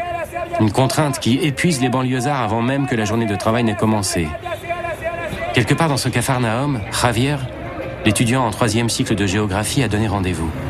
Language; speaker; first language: French; native; French